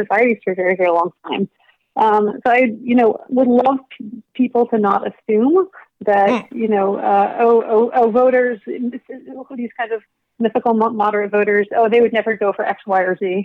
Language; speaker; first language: English; native; English